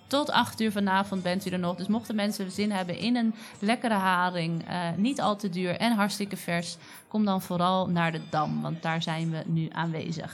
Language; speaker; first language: Dutch; native; Dutch